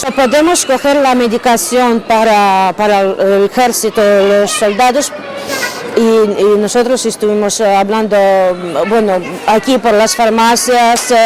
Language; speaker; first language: Spanish; non-native, fluent; Ukrainian